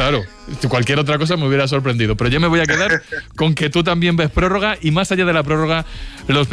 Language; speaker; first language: Spanish; native; Spanish